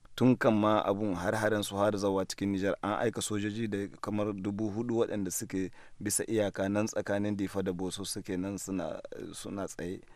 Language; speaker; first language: Hausa; native; Hausa